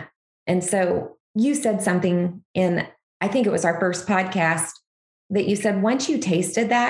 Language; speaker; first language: English; native; English